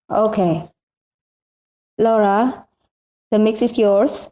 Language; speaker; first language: English; non-native, learner; Indonesian